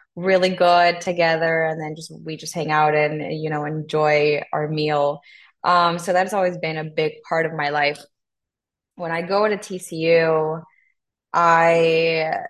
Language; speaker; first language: English; non-native, fluent; Spanish